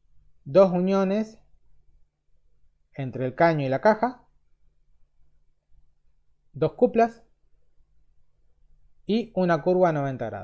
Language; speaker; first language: Spanish; native; Spanish